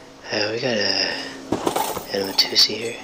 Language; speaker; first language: English; native; English